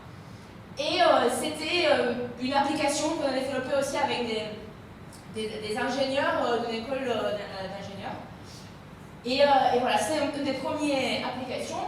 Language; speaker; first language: French; non-native, fluent; Romanian